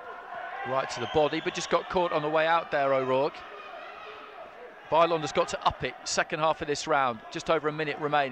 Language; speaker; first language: English; native; English